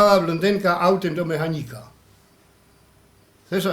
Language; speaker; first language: Polish; native; Polish